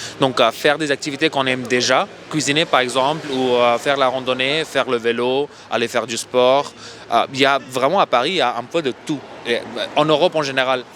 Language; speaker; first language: French; non-native, fluent; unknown